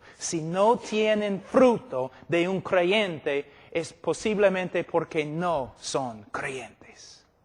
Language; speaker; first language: Spanish; non-native, fluent; English